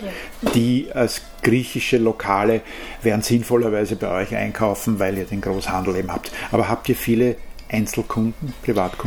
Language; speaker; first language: German; native; German